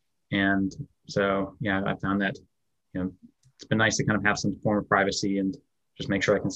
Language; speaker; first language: English; native; English